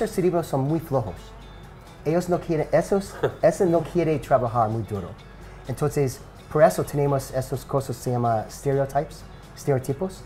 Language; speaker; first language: Spanish; non-native, learner; English